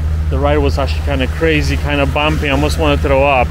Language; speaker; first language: English; non-native, fluent; Polish